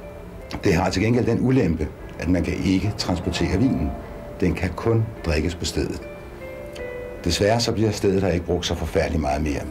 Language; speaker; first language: Danish; native; Danish